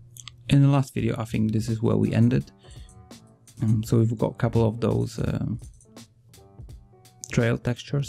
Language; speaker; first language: English; non-native, fluent; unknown